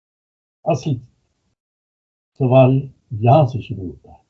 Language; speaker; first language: Urdu; native; Urdu